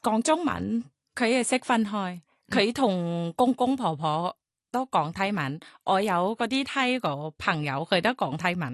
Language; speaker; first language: Cantonese; non-native, fluent; Thai